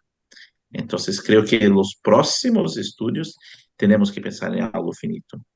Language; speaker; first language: Spanish; non-native, fluent; Portuguese